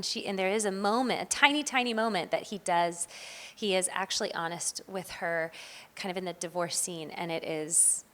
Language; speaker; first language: English; native; English